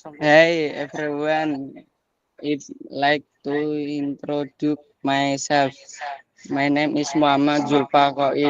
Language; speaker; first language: English; non-native, learner; Indonesian